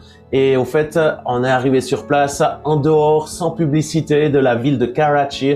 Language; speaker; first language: French; native; French